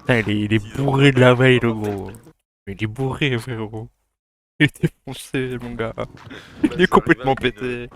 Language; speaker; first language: French; native; French